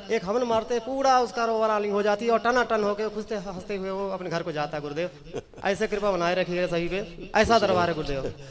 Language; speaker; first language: Hindi; native; Hindi